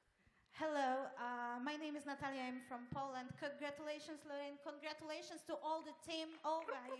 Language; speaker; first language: English; non-native, fluent; Polish